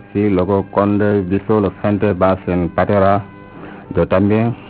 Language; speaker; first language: Spanish; non-native, learner; Wolof